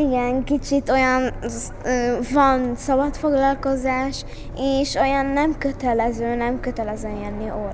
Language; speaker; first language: Hungarian; early bilingual, other home language; Arabic